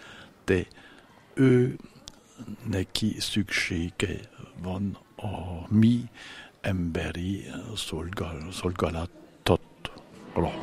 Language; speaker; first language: Hungarian; non-native, learner; French